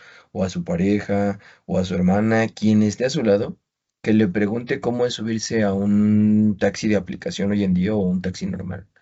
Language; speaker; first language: Spanish; native; Spanish